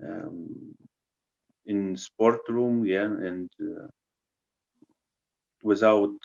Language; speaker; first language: English; non-native, learner; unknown